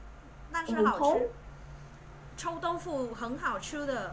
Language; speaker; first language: Chinese; non-native, fluent; Vietnamese